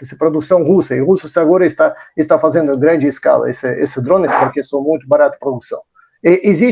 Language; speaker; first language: Portuguese; non-native, fluent; Russian